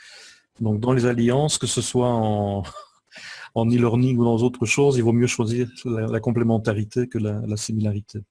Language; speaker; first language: French; native; French